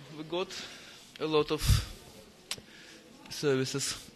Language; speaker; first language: English; non-native, fluent; Russian